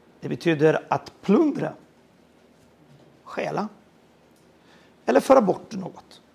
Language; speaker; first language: Swedish; non-native, fluent; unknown